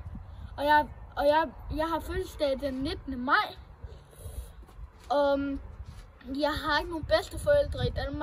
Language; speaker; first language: Danish; early bilingual, other home language; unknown